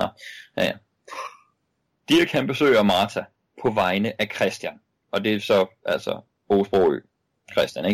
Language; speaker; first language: Danish; native; Danish